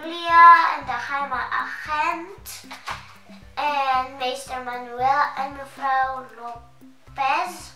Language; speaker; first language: Dutch; early bilingual, other home language; Indonesian